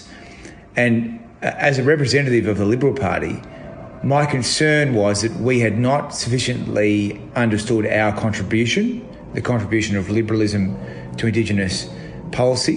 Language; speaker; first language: English; native; English